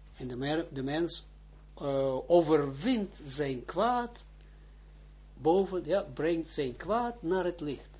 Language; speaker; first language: Dutch; non-native, fluent; Hebrew